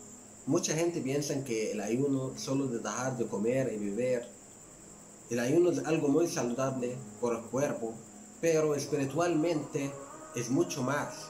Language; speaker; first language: Spanish; non-native, learner; Arabic